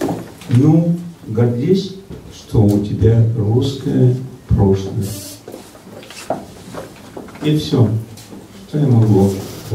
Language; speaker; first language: Russian; early bilingual, heritage; Russian